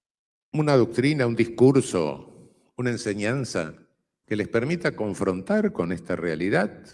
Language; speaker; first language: Spanish; native; Spanish